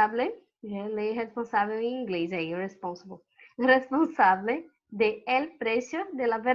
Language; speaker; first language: Spanish; non-native, fluent; Portuguese